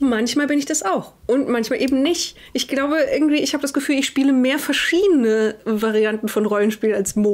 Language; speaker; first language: German; native; German